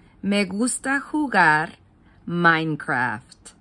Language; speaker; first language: Spanish; non-native, learner; English